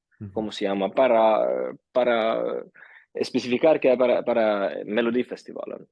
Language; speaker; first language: Spanish; early bilingual, heritage; Swedish